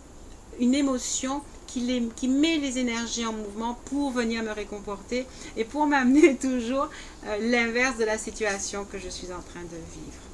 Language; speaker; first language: French; native; French